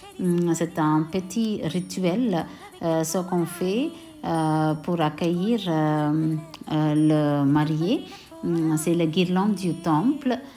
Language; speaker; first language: French; non-native, local second language; Tamil